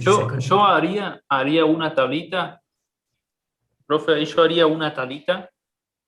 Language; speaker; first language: Spanish; native; Spanish